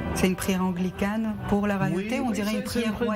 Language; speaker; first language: French; native; French